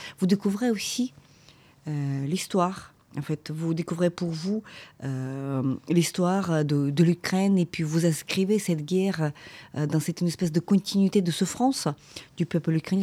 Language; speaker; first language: French; non-native, fluent; Ukrainian